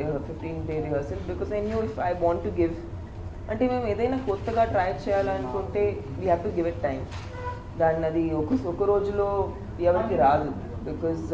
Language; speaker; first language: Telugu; non-native, fluent; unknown